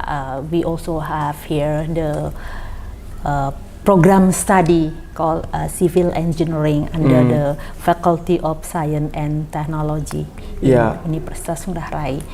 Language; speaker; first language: English; non-native, fluent; Indonesian